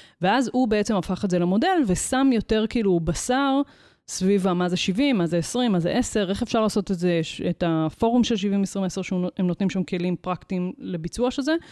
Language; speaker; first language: Hebrew; native; Hebrew